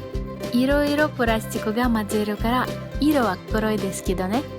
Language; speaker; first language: Japanese; non-native, learner; Russian